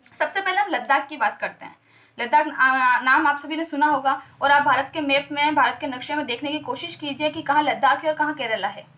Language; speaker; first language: Hindi; native; Hindi